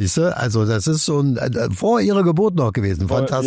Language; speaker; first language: German; native; German